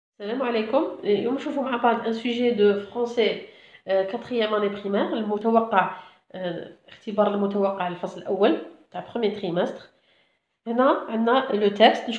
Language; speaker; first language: French; non-native, local second language; Arabic